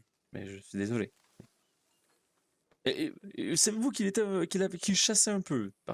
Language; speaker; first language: French; native; French